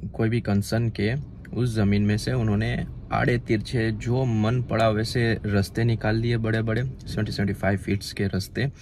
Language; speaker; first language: Hindi; non-native, local second language; Gujarati